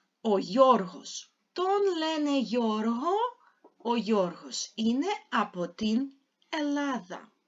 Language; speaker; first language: Greek; non-native, fluent; Ukrainian